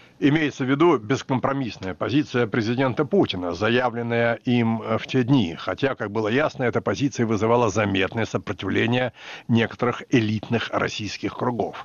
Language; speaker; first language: Russian; native; Russian